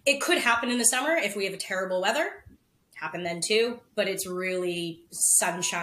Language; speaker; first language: English; native; English